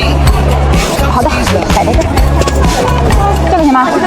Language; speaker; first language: Chinese; native; Chinese